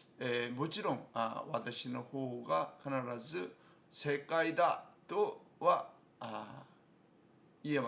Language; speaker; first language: Japanese; non-native, fluent; Korean